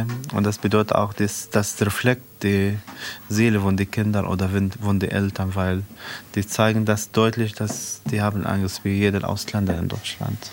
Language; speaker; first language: German; non-native, learner; Arabic